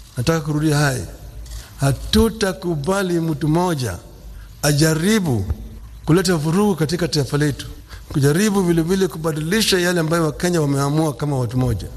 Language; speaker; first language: Swahili; non-native, local second language; Luo (Kenya and Tanzania)